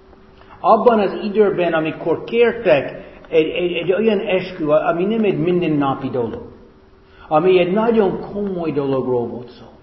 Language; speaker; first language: Hungarian; non-native, fluent; English